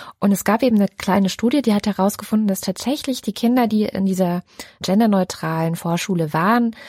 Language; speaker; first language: German; native; German